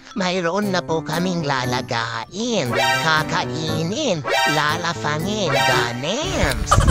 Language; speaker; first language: Filipino; non-native, local second language; Iloko